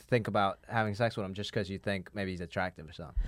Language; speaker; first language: English; non-native, local second language; Cantonese